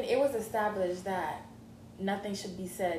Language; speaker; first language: English; non-native, local second language; Akan